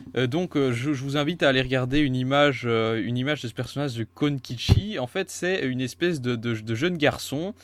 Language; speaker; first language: French; native; French